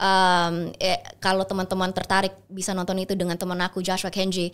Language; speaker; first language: Indonesian; early bilingual, heritage; Indonesian